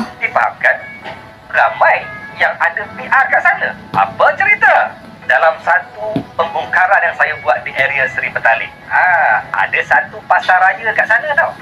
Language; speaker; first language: Malay; native; Malay